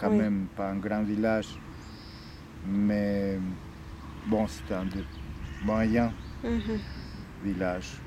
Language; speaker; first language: French; non-native, fluent; Serbian